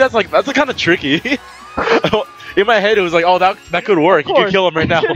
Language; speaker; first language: English; native; English